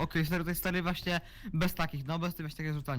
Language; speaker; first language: Polish; native; Polish